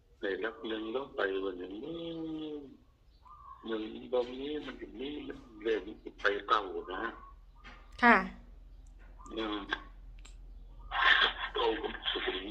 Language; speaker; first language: Thai; non-native, local second language; Northeastern Thai